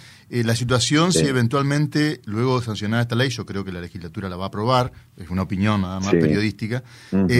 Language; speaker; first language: Spanish; native; Spanish